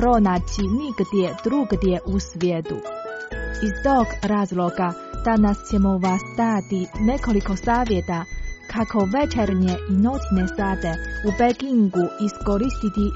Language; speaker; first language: Croatian; native; Croatian